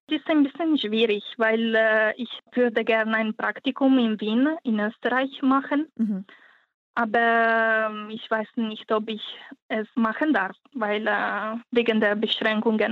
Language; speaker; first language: German; non-native, learner; Italian